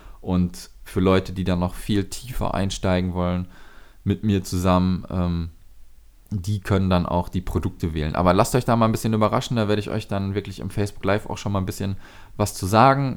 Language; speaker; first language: German; native; German